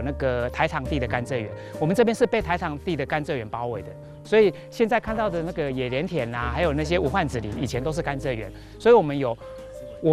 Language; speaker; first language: Chinese; native; Chinese